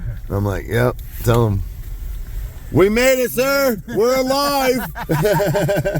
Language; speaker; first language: English; native; English